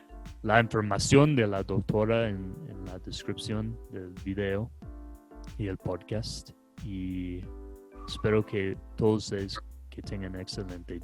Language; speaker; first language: Spanish; non-native, fluent; English